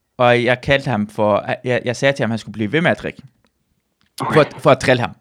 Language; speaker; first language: Danish; early bilingual, other home language; Persian